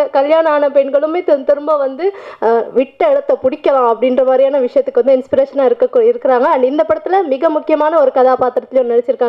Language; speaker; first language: Tamil; native; Tamil